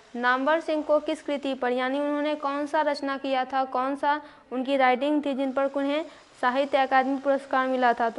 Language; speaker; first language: Hindi; native; Hindi